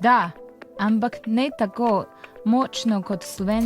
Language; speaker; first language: Slovenian; non-native, fluent; Chinese